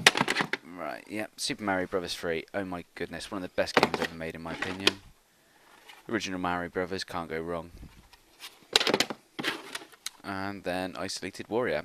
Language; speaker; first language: English; native; English